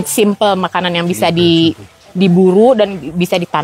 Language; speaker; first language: Indonesian; native; Indonesian